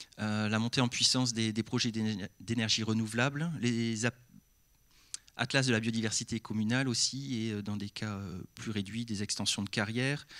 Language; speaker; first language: French; native; French